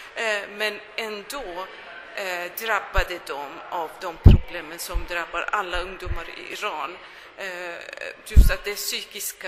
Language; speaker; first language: Swedish; non-native, fluent; Persian